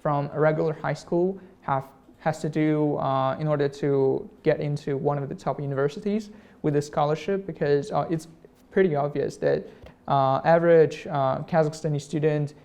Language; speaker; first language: English; non-native, fluent; Russian